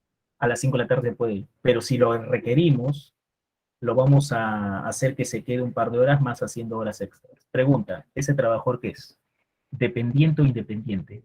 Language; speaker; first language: Spanish; native; Spanish